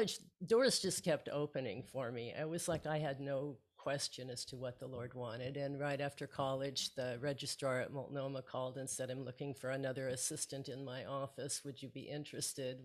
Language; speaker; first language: English; native; English